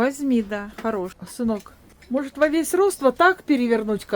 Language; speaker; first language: Russian; native; Russian